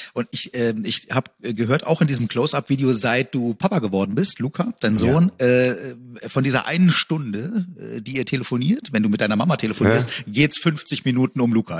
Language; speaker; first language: German; native; German